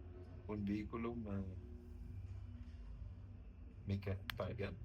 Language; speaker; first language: Spanish; non-native, learner; French